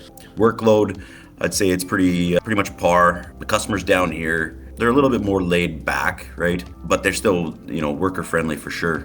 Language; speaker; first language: English; native; English